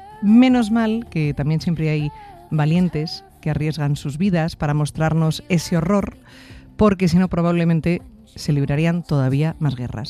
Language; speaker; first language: Spanish; native; Spanish